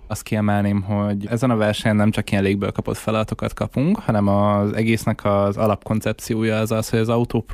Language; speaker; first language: Hungarian; native; Hungarian